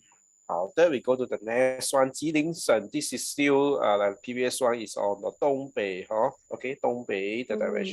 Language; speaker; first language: English; non-native, local second language; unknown